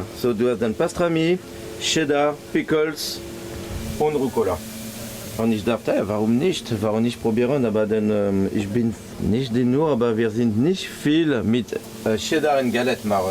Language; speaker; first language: German; non-native, learner; French